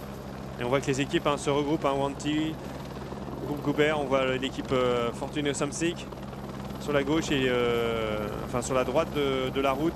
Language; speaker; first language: French; native; French